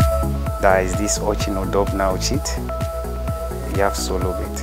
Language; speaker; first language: Russian; non-native, learner; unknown